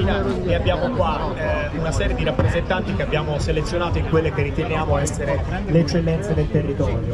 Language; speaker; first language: Italian; native; Italian